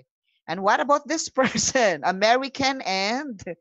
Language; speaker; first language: English; non-native, local second language; Filipino